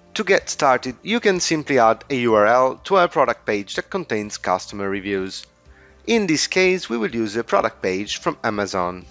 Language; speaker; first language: English; non-native, fluent; Italian